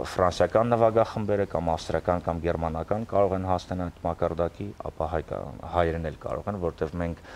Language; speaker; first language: Armenian; early bilingual, heritage; Armenian